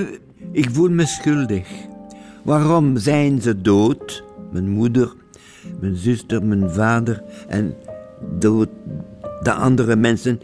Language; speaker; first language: Dutch; non-native, local second language; French